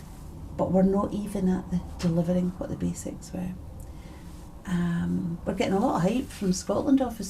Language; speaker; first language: English; native; English